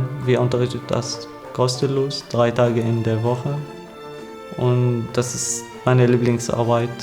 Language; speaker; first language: German; non-native, learner; Arabic